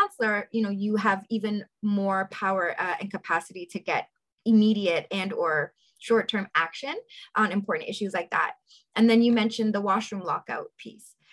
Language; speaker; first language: English; native; English